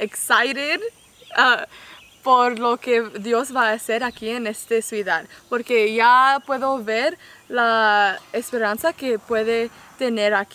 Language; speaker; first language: Spanish; non-native, learner; English